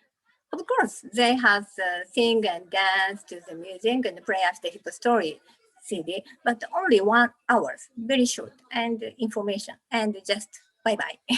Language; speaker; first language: English; non-native, learner; Japanese